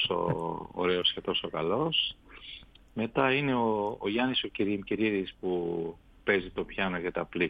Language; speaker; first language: Greek; non-native, fluent; Armenian